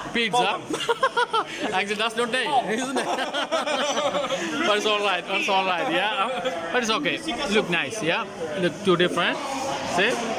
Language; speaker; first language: English; non-native, local second language; Malayalam